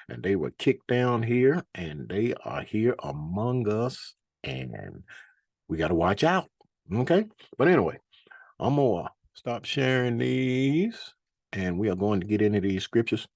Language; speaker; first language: English; native; English